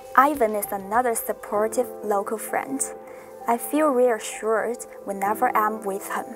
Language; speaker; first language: English; non-native, fluent; Chinese